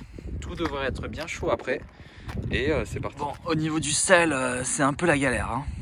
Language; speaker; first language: French; native; French